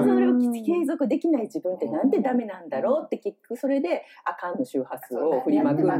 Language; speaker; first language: Japanese; native; Japanese